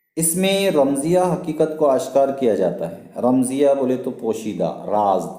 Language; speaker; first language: Urdu; native; Urdu